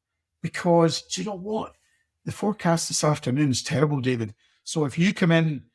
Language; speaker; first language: English; native; English